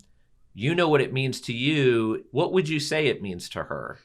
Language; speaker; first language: English; native; English